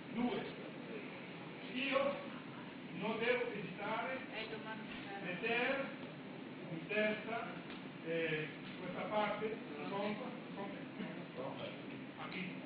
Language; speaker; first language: Italian; non-native, learner; Romanian